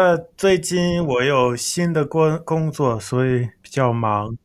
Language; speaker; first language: Chinese; non-native, learner; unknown